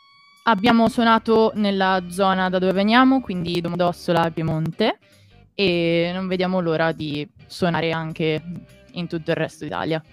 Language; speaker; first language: Italian; native; Italian